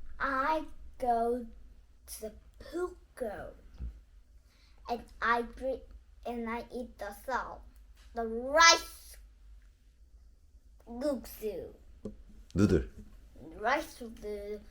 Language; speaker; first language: English; non-native, learner; Korean